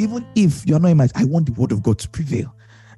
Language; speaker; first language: English; native; English